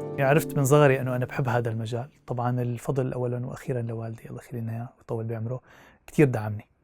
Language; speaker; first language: Arabic; native; Arabic